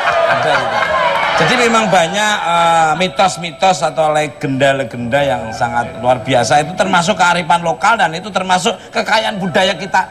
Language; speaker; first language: Indonesian; native; Indonesian